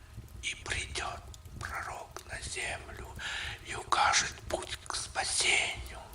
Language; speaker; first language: Russian; native; Russian